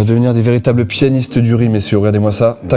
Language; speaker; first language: French; native; French